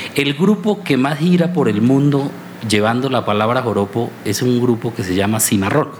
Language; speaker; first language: Spanish; native; Spanish